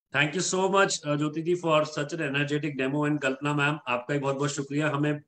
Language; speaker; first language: Hindi; native; Hindi